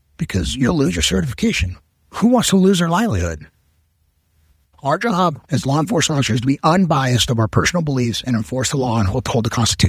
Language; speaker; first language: English; non-native, local second language; Spanish